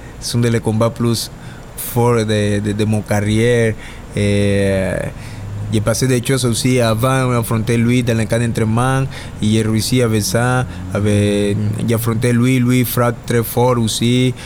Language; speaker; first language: French; non-native, learner; Spanish